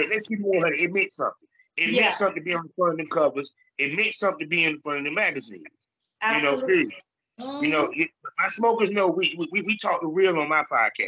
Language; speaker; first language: English; native; English